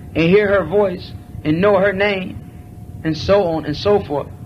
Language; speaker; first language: English; native; English